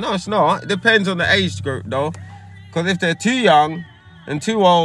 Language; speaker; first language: English; native; English